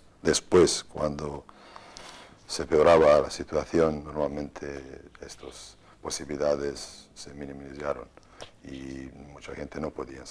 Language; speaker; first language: Spanish; non-native, fluent; Bosnian